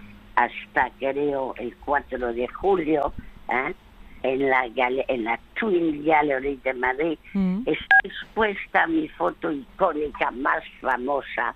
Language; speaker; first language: Spanish; early bilingual, other home language; French